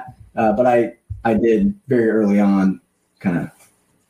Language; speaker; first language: English; native; English